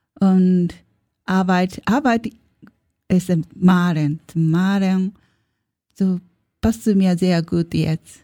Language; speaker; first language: German; non-native, learner; Japanese